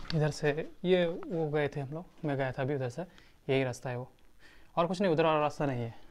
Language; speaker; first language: Hindi; native; Hindi